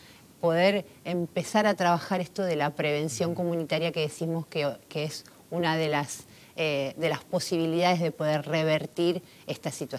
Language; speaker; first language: Spanish; native; Spanish